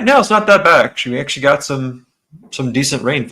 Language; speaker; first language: English; native; English